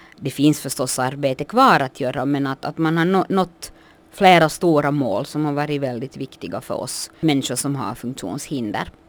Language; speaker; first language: Swedish; native; Swedish